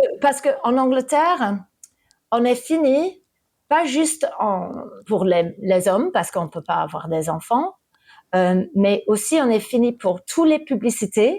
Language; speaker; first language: French; early bilingual, heritage; English